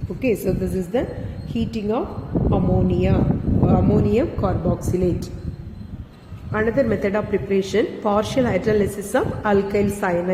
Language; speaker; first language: English; non-native, local second language; Tamil